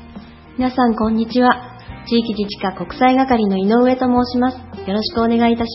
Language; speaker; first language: Japanese; native; Japanese